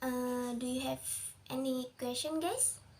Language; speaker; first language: English; non-native, learner; Indonesian